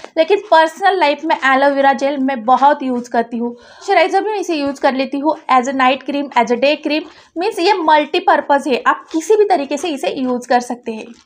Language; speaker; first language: Hindi; native; Hindi